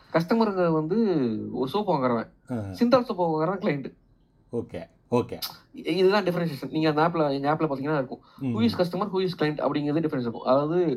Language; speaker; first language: Tamil; native; Tamil